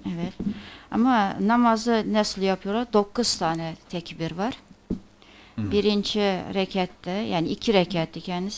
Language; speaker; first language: Turkish; non-native, fluent; Persian